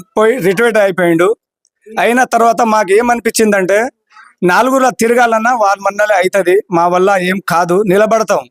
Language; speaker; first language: Telugu; non-native, local second language; Lambadi